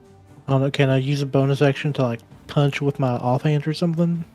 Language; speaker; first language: English; native; English